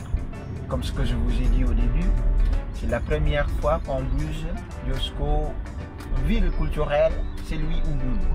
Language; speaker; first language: French; non-native, fluent; Indonesian